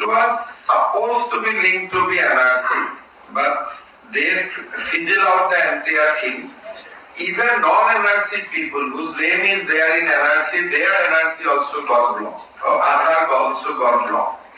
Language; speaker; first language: English; non-native, local second language; Assamese